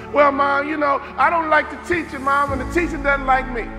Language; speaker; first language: English; native; English